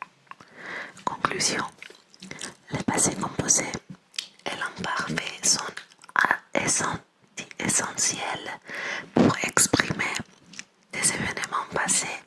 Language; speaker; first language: French; non-native, learner; English